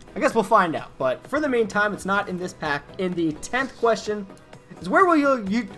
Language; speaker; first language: English; native; English